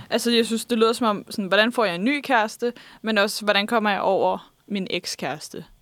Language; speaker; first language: Danish; native; Danish